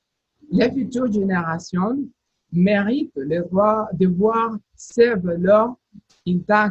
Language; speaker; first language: French; non-native, fluent; Spanish